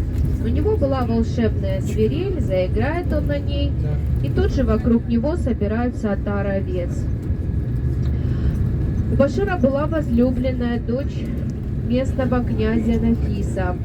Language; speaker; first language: Russian; native; Russian